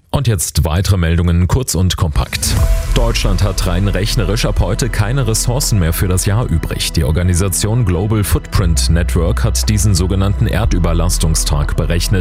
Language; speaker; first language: German; native; German